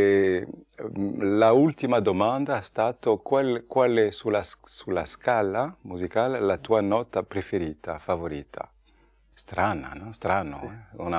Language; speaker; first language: Italian; non-native, fluent; French